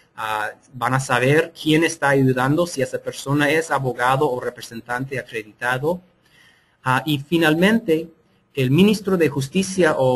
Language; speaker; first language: Spanish; non-native, fluent; English